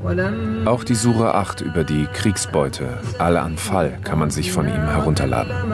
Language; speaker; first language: German; native; German